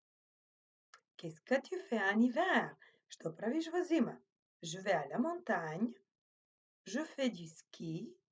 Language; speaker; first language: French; non-native, fluent; Macedonian